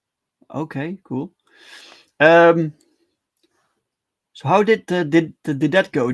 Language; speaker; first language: English; non-native, fluent; Dutch